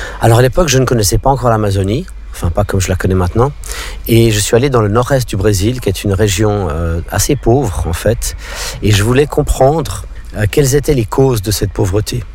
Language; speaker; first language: French; non-native, local second language; English